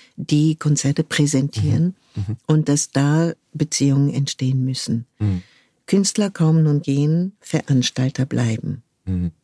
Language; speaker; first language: German; non-native, fluent; French